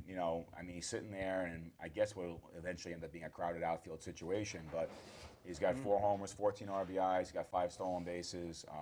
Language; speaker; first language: English; native; English